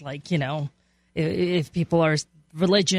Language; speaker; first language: English; non-native, local second language; Urdu